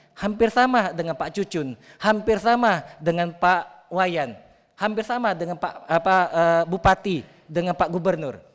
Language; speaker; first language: Indonesian; native; Indonesian